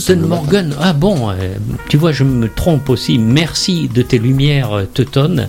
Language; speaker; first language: French; native; French